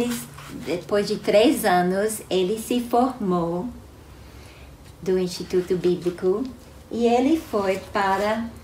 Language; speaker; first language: Portuguese; non-native, fluent; English